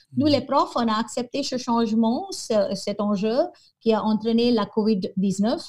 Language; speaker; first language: French; non-native, fluent; Konkani